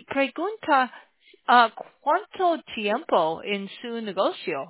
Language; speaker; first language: Spanish; non-native, learner; English